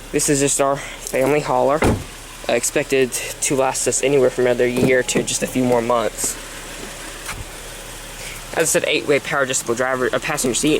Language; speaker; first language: English; native; English